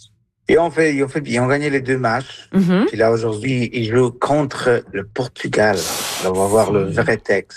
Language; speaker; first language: French; non-native, fluent; Spanish